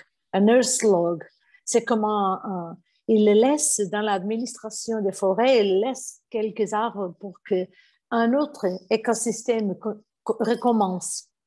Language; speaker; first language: French; non-native, fluent; Portuguese